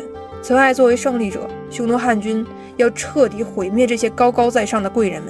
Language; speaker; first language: Chinese; native; Chinese